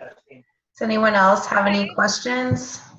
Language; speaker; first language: English; native; English